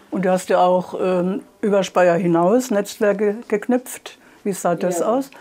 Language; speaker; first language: German; native; German